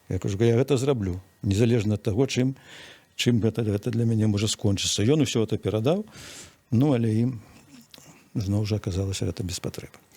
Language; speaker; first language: Belarusian; native; Belarusian